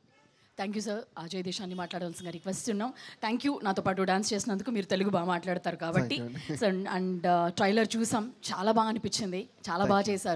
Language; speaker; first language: Telugu; native; Telugu